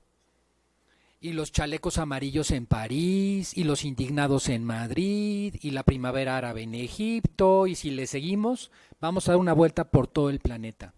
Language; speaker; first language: Spanish; native; Spanish